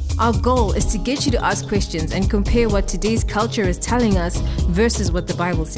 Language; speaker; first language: English; non-native, local second language; Shona